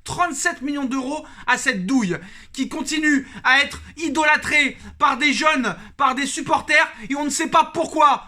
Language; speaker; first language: French; native; French